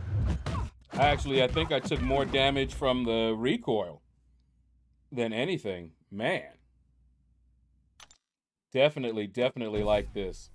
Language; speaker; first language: English; native; English